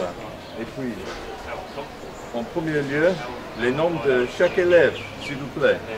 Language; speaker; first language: French; non-native, fluent; English